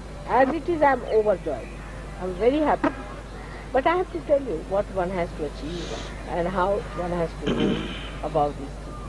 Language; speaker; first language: English; non-native, local second language; Hindi